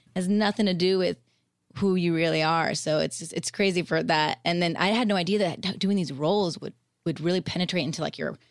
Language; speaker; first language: English; native; English